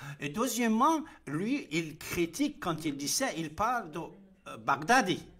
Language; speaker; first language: French; non-native, fluent; Persian